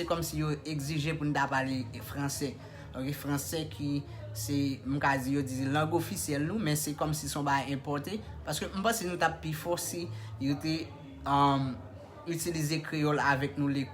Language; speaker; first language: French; non-native, local second language; Haitian Creole